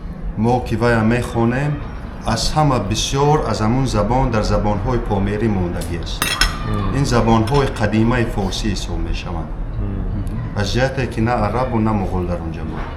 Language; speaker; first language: Persian; non-native, local second language; Shughni